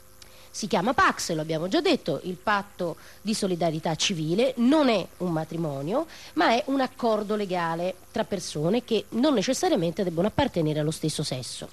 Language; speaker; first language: Italian; native; Italian